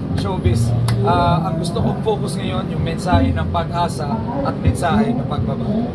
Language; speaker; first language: Filipino; native; Filipino